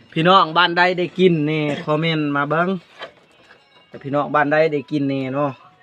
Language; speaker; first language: Thai; native; Thai